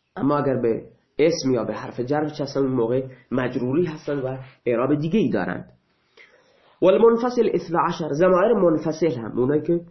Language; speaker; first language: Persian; non-native, local second language; Baluchi